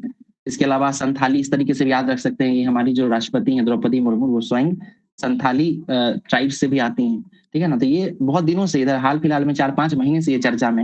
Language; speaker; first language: Hindi; native; Hindi